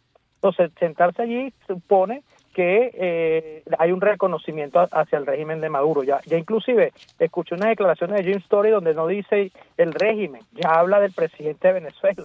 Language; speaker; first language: Spanish; native; Spanish